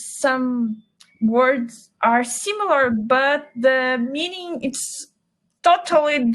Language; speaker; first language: English; non-native, learner; Portuguese